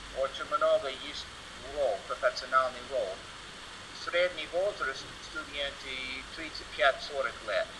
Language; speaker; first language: Russian; non-native, learner; English